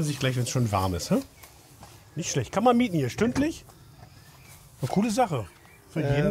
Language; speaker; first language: German; native; German